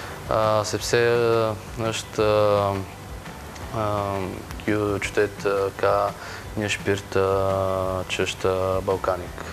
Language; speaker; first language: Albanian; non-native, learner; Bulgarian